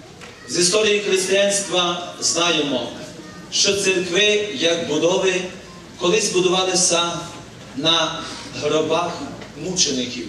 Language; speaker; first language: Ukrainian; native; Ukrainian